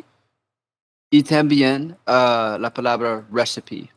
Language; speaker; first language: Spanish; non-native, learner; English